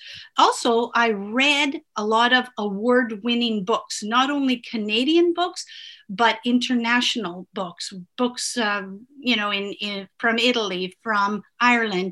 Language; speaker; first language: English; non-native, fluent; Italian